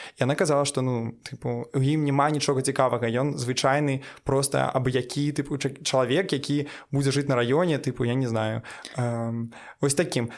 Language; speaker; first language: Belarusian; non-native, local second language; Russian